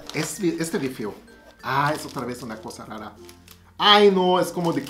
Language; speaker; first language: Spanish; non-native, learner; German